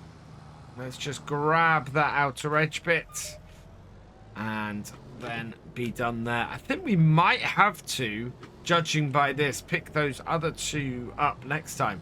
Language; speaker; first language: English; native; English